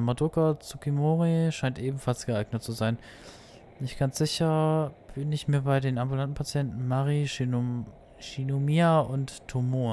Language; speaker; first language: German; native; German